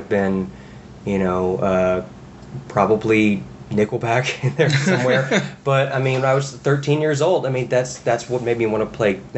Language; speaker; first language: English; native; English